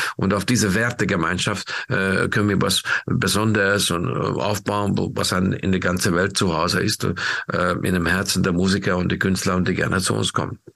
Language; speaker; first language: German; non-native, fluent; Hungarian